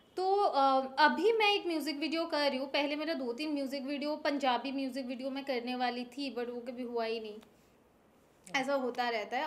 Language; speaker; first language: Hindi; non-native, local second language; Bangla